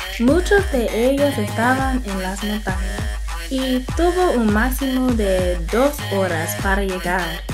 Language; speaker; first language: Spanish; non-native, learner; English